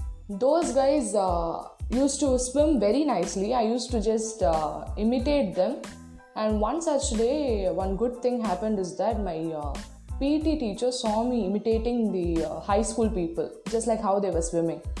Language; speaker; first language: English; non-native, local second language; Tamil